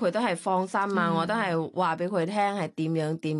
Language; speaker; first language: Cantonese; non-native, learner; Thai